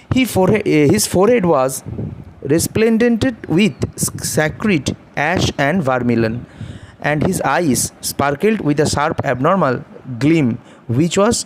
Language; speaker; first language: English; non-native, local second language; Bangla